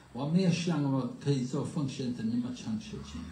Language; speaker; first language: Chinese; non-native, learner; English